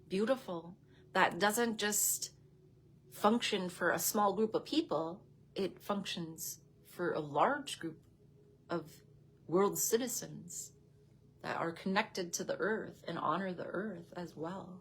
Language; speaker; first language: English; native; English